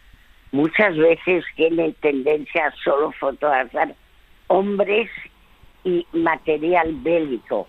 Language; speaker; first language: Spanish; early bilingual, other home language; French